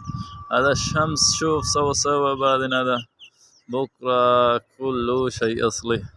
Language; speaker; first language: Arabic; non-native, learner; Saraiki